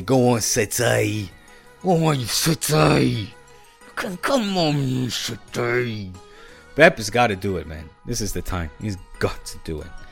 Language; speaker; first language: English; early bilingual, other home language; Spanish